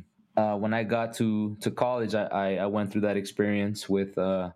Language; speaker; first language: English; native; English